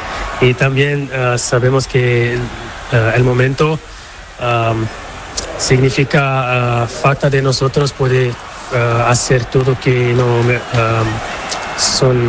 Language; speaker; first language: Spanish; non-native, learner; Portuguese